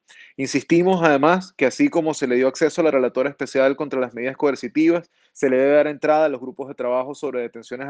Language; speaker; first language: Spanish; native; Spanish